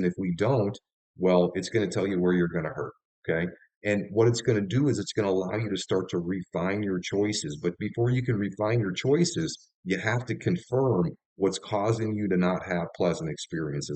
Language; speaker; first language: English; native; English